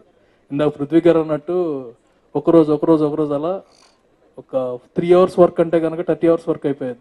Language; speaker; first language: Telugu; native; Telugu